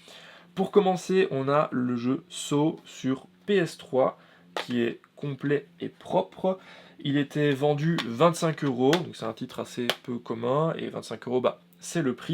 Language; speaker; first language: French; native; French